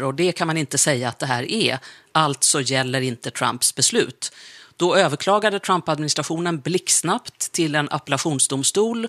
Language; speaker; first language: Swedish; native; Swedish